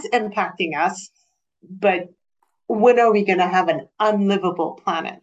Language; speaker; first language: English; non-native, fluent; Persian